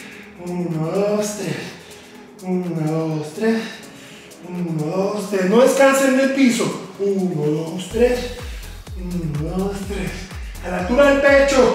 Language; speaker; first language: Spanish; native; Spanish